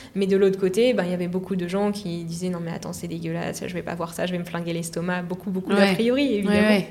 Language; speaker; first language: French; native; French